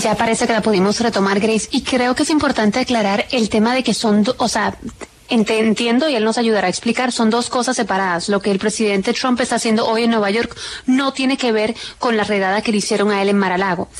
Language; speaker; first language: Spanish; native; Spanish